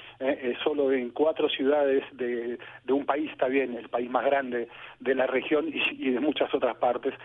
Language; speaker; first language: Spanish; native; Spanish